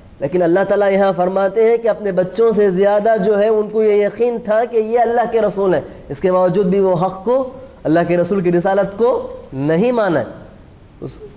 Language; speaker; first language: Urdu; native; Urdu